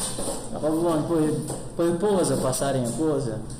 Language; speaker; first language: Portuguese; native; Portuguese